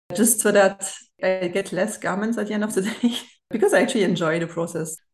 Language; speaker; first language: English; non-native, fluent; German